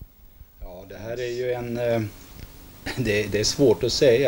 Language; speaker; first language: Swedish; native; Swedish